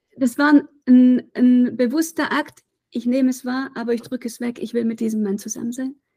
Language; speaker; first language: German; native; German